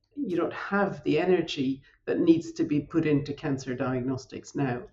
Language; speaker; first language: English; native; English